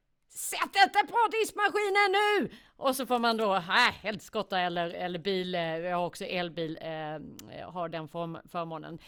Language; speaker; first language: Swedish; native; Swedish